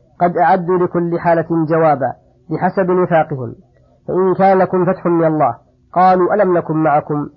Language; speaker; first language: Arabic; native; Arabic